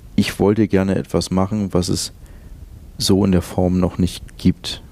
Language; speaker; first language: German; native; German